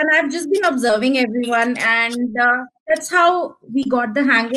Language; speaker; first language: English; non-native, local second language; Hindi